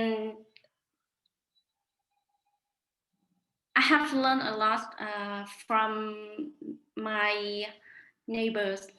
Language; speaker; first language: English; non-native, learner; Vietnamese